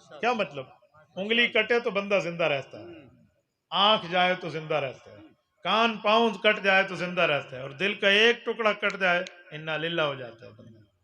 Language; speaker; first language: Urdu; non-native, local second language; Punjabi